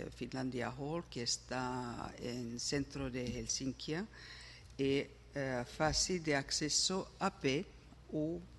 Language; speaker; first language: Portuguese; non-native, learner; Finnish